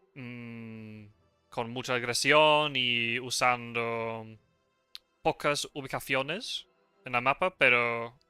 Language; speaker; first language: Spanish; non-native, learner; English